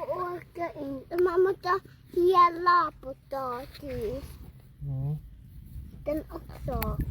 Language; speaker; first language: Swedish; early bilingual, other home language; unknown